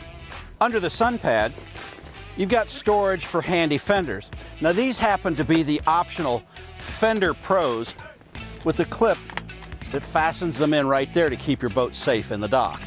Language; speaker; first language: English; native; English